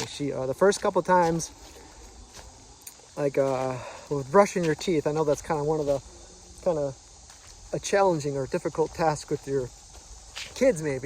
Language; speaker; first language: English; native; English